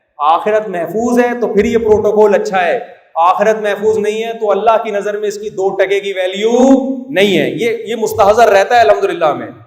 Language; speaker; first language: Urdu; native; Urdu